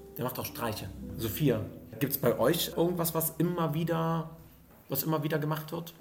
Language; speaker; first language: German; native; German